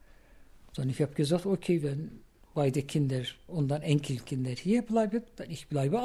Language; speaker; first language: German; non-native, learner; Turkish